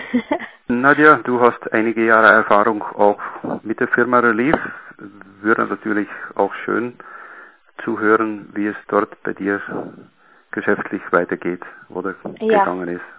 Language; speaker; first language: German; native; German